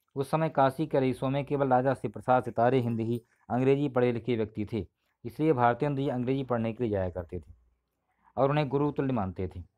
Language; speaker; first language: Hindi; native; Hindi